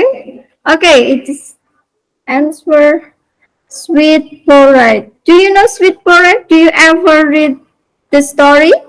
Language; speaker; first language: English; non-native, learner; Indonesian